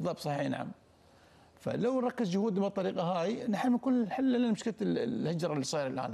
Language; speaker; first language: Arabic; native; Arabic